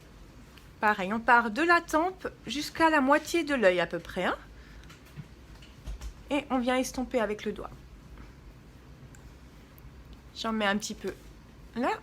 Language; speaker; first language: French; native; French